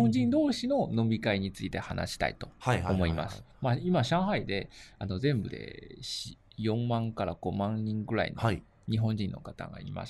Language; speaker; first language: Japanese; native; Japanese